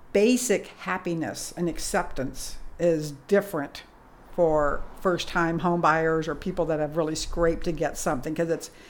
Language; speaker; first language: English; native; English